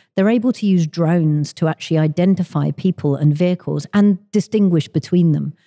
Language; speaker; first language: English; native; English